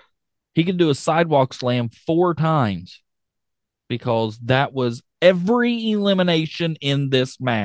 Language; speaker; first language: English; native; English